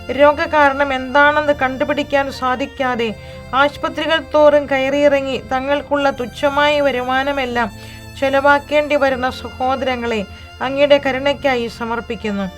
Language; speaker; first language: Malayalam; native; Malayalam